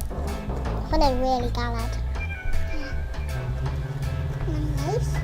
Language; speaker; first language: Welsh; non-native, local second language; English